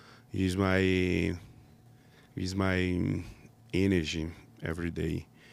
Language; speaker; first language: English; non-native, learner; Portuguese